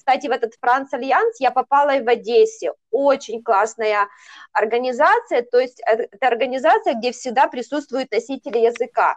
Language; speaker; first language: Russian; native; Russian